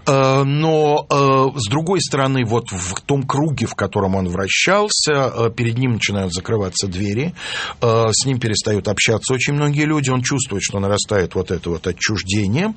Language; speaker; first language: Russian; native; Russian